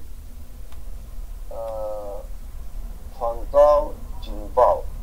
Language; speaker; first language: Chinese; non-native, learner; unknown